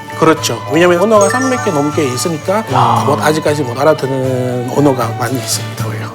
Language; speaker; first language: Korean; non-native, fluent; Indonesian